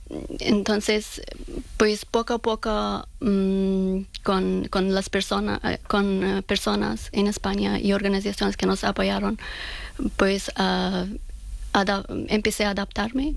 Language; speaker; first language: Spanish; non-native, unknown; Persian